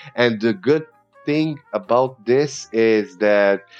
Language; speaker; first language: English; non-native, fluent; Serbian